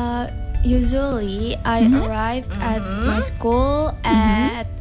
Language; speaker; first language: English; non-native, learner; Indonesian